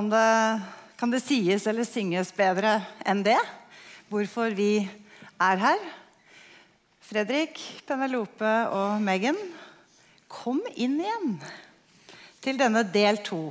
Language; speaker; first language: Norwegian; native; Norwegian